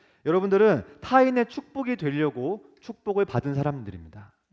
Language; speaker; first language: Korean; native; Korean